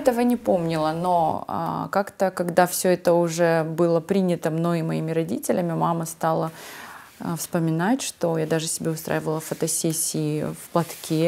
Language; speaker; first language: Russian; non-native, local second language; Ossetic